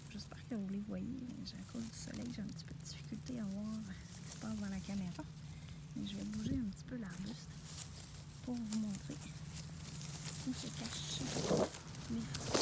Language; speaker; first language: French; native; French